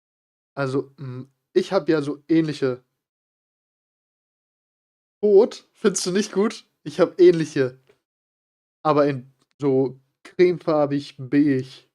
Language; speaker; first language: German; native; German